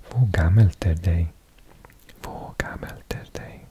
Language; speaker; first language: Swedish; non-native, learner; English